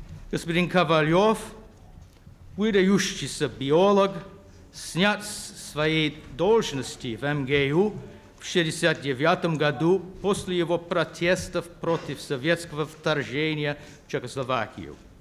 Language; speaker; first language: Russian; non-native, fluent; English